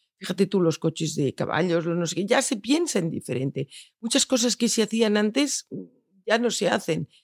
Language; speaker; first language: Spanish; non-native, local second language; Catalan